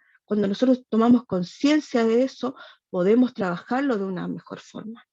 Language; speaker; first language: Spanish; native; Spanish